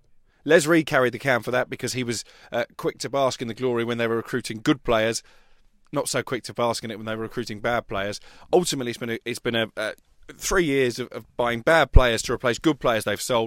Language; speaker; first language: English; native; English